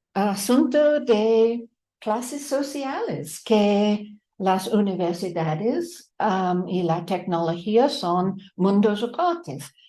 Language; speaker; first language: Spanish; non-native, fluent; English